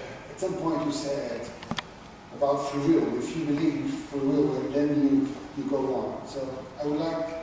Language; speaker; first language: English; non-native, fluent; Portuguese